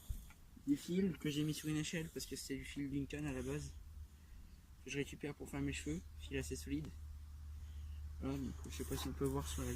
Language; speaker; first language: French; native; French